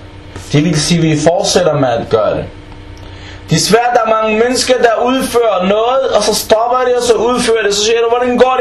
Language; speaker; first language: Danish; early bilingual, other home language; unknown